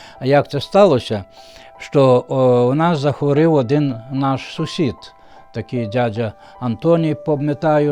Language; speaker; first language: Ukrainian; non-native, fluent; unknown